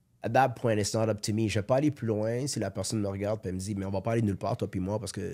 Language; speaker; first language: French; native; French